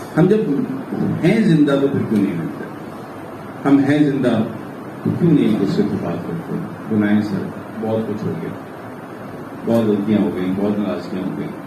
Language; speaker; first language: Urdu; non-native, local second language; Pashto